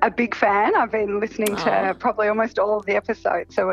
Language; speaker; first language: English; native; English